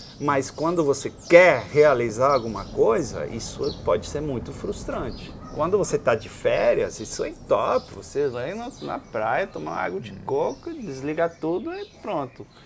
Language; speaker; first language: Portuguese; non-native, fluent; Dutch